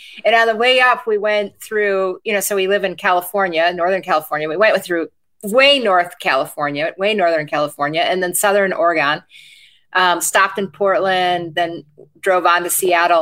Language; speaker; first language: English; native; English